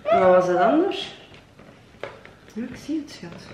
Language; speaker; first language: Dutch; native; Dutch